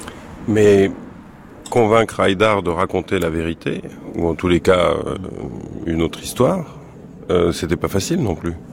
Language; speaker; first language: French; native; French